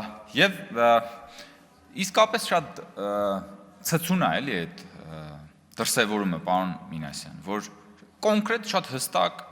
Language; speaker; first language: Armenian; native; Armenian